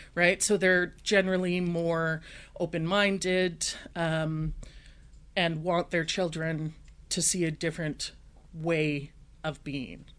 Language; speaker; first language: English; native; English